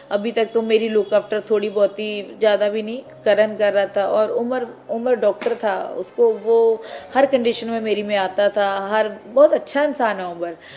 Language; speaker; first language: Hindi; non-native, local second language; Punjabi